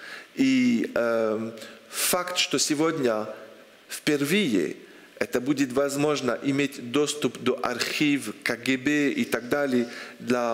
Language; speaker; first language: Russian; non-native, fluent; French